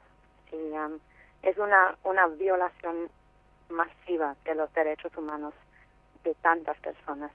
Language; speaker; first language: Spanish; non-native, fluent; English